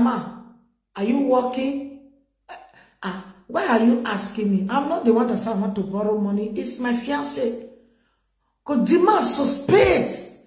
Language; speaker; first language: English; non-native, local second language; Bini